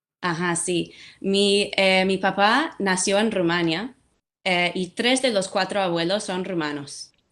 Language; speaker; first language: Spanish; non-native, fluent; English